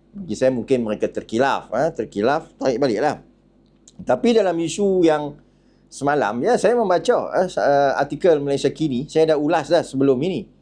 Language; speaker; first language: Malay; native; Malay